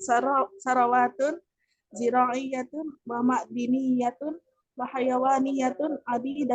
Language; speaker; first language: Arabic; non-native, learner; Indonesian